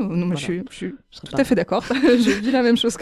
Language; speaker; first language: French; native; French